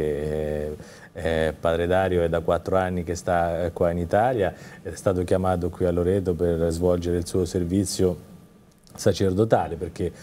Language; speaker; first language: Italian; native; Italian